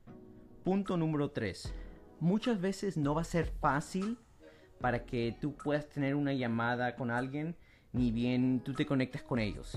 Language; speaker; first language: Spanish; early bilingual, heritage; Spanish